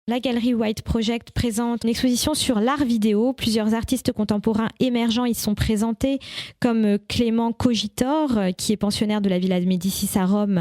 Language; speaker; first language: French; native; French